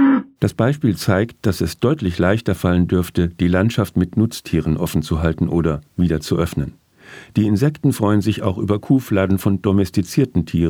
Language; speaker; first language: German; native; German